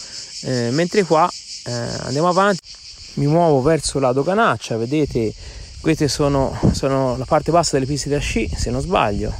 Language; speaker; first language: Italian; native; Italian